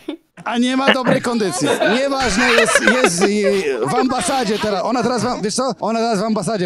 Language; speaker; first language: Polish; native; Polish